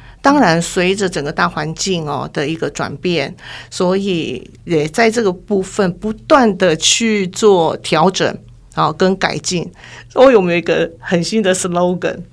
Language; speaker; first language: Chinese; native; Chinese